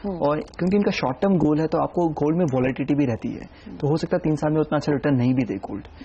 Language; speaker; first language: Hindi; native; Hindi